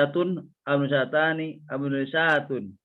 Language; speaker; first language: Arabic; non-native, learner; Indonesian